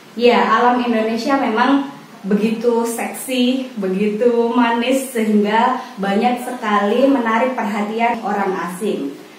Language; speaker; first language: Indonesian; native; Indonesian